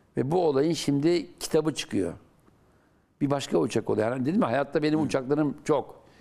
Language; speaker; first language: Turkish; native; Turkish